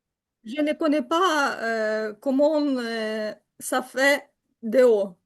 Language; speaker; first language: French; non-native, learner; Ukrainian